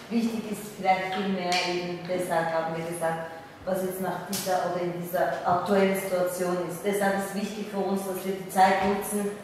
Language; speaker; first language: German; native; German